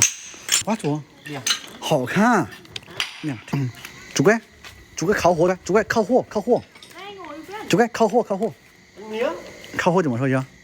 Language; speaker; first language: Chinese; native; Chinese